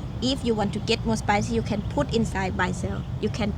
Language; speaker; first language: English; non-native, learner; Thai